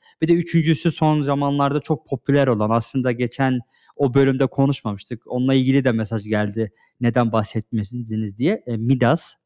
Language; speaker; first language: Turkish; early bilingual, heritage; Turkish